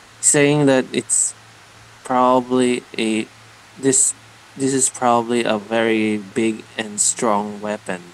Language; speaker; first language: English; non-native, learner; Spanish